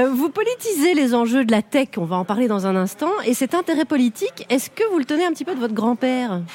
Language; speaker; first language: French; native; French